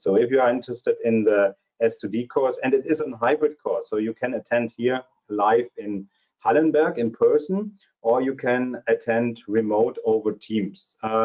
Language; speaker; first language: English; non-native, fluent; German